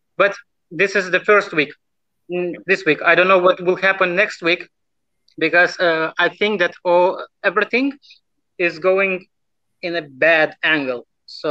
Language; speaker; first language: English; non-native, fluent; Lithuanian